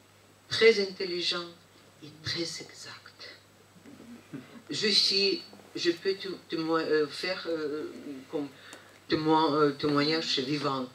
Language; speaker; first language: French; non-native, fluent; Russian